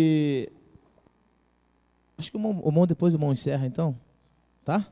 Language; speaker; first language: Portuguese; native; Portuguese